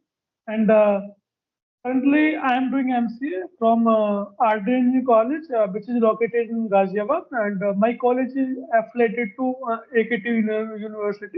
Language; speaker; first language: English; non-native, learner; Hindi